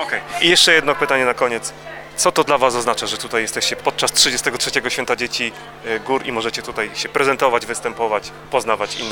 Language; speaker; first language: Polish; native; Polish